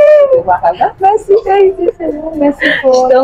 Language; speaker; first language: French; non-native, fluent; German